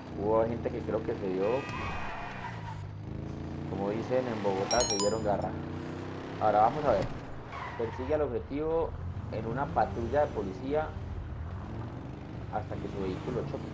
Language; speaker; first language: Spanish; native; Spanish